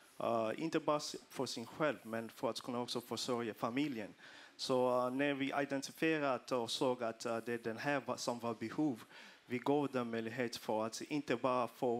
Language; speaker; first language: Swedish; non-native, fluent; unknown